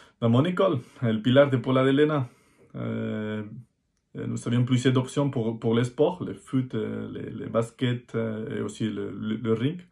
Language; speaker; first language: French; non-native, fluent; Spanish